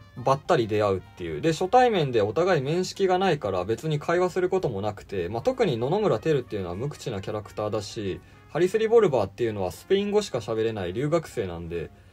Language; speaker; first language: Japanese; native; Japanese